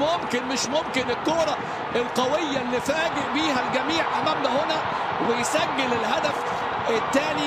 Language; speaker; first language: Arabic; native; Arabic